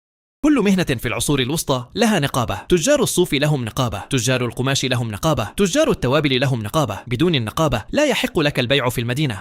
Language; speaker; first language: Arabic; native; Arabic